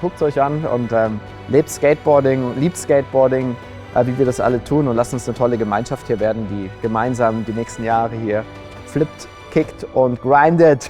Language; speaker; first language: German; native; German